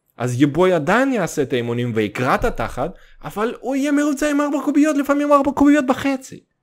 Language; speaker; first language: Hebrew; early bilingual, other home language; Russian